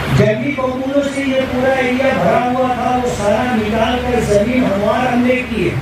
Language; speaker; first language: Urdu; native; Urdu